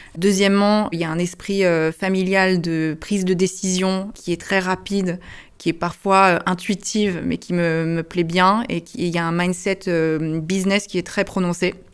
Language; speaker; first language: French; early bilingual, heritage; French